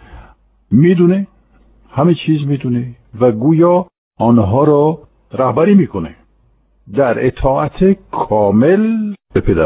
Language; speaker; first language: Persian; non-native, fluent; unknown